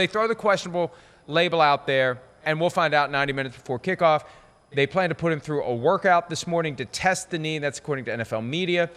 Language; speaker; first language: English; native; English